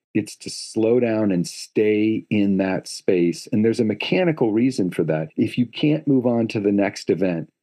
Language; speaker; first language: English; native; English